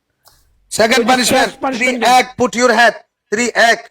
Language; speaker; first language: English; non-native, learner; Bangla